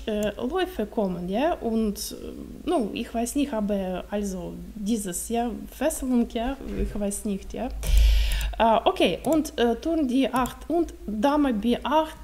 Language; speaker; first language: German; non-native, learner; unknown